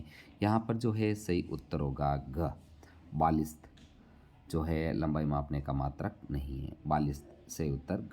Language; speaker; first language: Hindi; native; Hindi